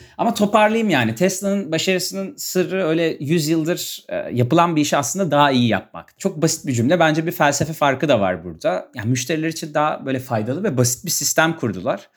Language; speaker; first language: Turkish; native; Turkish